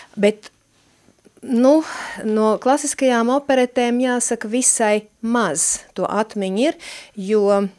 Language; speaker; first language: Latvian; native; Latvian